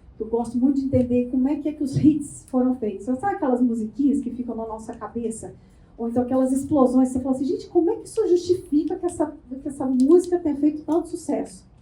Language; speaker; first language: Portuguese; native; Portuguese